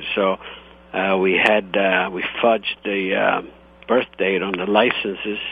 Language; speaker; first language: English; non-native, fluent; Croatian